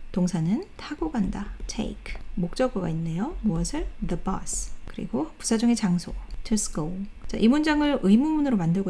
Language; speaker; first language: Korean; native; Korean